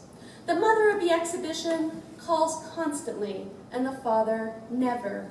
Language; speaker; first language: English; native; English